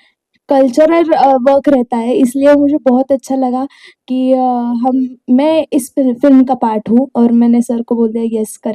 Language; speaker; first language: Hindi; non-native, local second language; Marathi